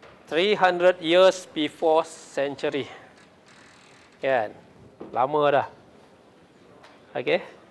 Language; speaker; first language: English; non-native, local second language; Malay